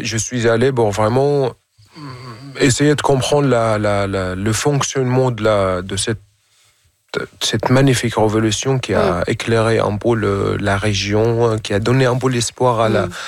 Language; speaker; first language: French; non-native, fluent; Arabic